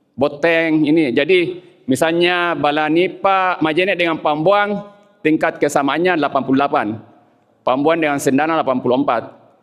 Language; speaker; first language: Indonesian; non-native, local second language; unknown